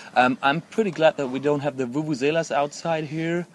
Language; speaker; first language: English; non-native, fluent; German